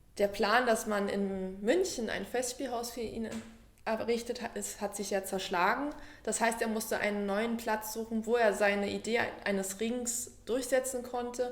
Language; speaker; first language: German; native; German